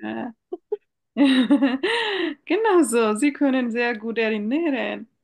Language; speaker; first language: German; non-native, fluent; Bangla